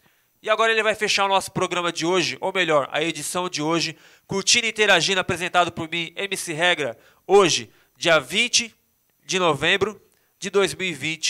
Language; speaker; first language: Portuguese; native; Portuguese